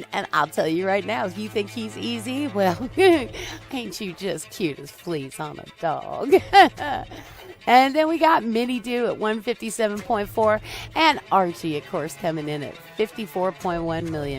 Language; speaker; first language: English; native; English